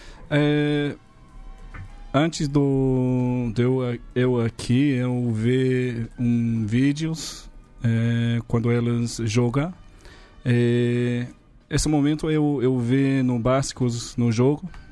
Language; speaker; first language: Portuguese; non-native, learner; English